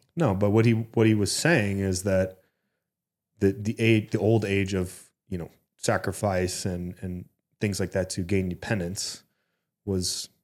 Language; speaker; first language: English; early bilingual, other home language; Italian